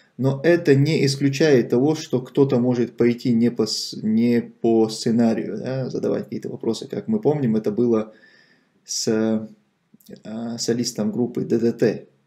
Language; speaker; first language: Russian; non-native, local second language; Chechen